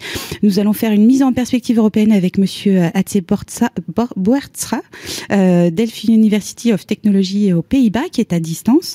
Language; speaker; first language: French; native; French